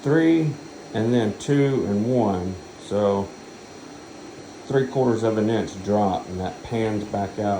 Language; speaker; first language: English; native; English